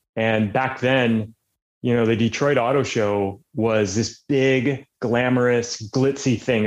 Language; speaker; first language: English; native; English